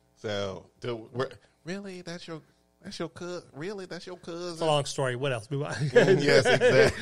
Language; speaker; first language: English; native; English